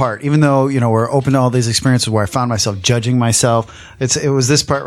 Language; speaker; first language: English; native; English